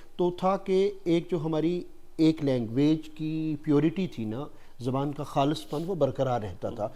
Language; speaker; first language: Urdu; non-native, local second language; Gujari